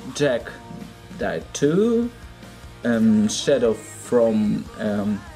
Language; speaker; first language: English; non-native, learner; Russian